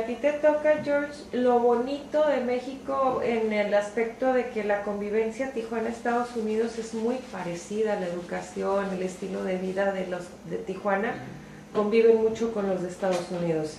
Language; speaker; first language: Spanish; native; Spanish